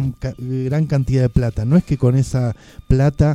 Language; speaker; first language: Spanish; native; Spanish